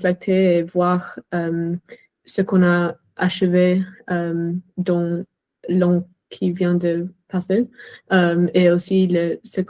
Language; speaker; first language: French; non-native, fluent; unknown